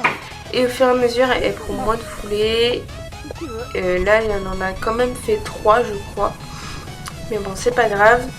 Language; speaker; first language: French; native; French